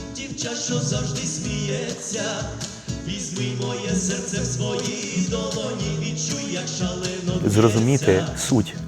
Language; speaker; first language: Ukrainian; early bilingual, heritage; Spanish